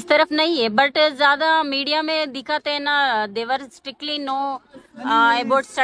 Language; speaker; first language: Hindi; non-native, local second language; Telugu